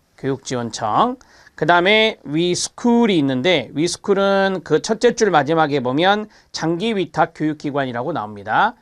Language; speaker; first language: Korean; native; Korean